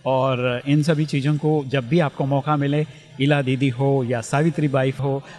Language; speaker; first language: Hindi; native; Hindi